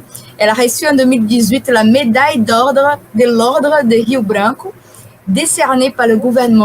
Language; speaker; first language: French; non-native, fluent; Portuguese